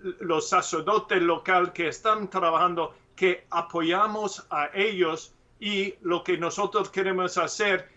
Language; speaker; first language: Spanish; non-native, learner; English